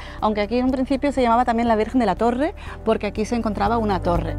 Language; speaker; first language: Spanish; native; Spanish